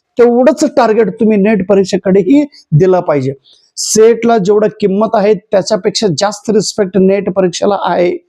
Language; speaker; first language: Marathi; non-native, local second language; Kannada